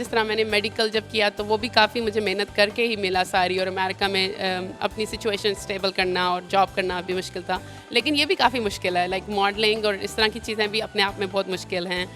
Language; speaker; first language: Urdu; native; Urdu